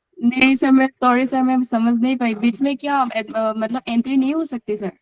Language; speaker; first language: Hindi; non-native, local second language; Assamese